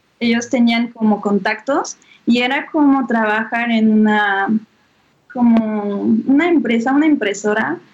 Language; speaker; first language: Spanish; non-native, fluent; French